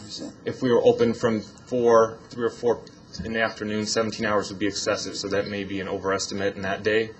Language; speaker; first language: English; non-native, fluent; Polish